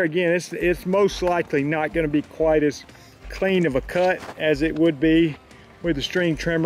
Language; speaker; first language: English; native; English